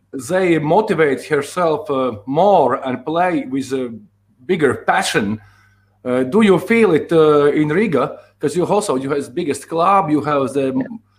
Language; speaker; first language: English; non-native, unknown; Latvian